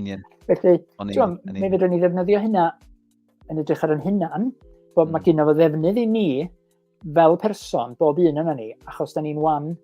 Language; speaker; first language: Welsh; native; Welsh